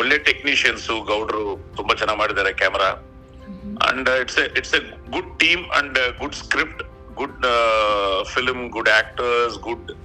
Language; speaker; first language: Kannada; non-native, local second language; Telugu